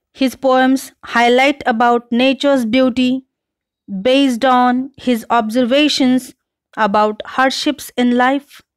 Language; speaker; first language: English; non-native, local second language; Marathi